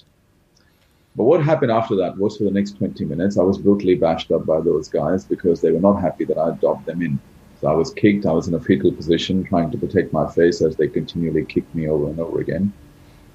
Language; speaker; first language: English; native; English